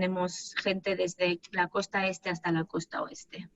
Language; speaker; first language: Spanish; native; Spanish